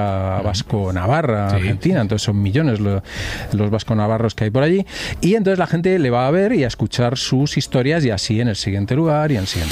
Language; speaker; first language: Spanish; native; Spanish